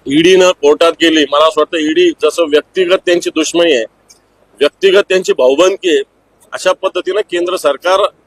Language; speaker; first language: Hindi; non-native, local second language; Marathi